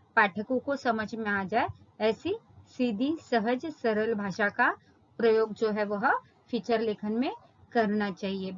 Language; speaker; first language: Hindi; non-native, local second language; Marathi